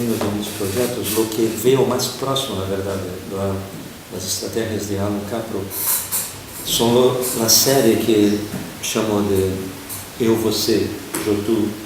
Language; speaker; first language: Spanish; non-native, fluent; Portuguese